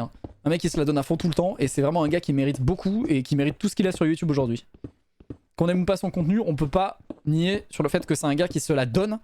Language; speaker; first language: French; native; French